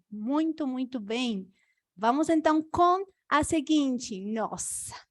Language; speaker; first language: Portuguese; non-native, fluent; Spanish